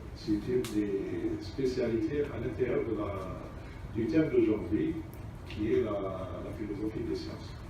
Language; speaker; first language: French; non-native, local second language; Arabic